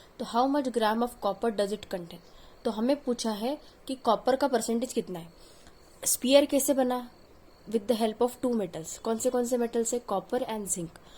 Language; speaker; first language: Hindi; non-native, local second language; Marathi